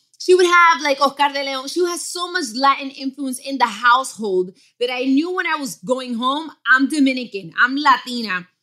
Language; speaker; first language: English; early bilingual, other home language; Spanish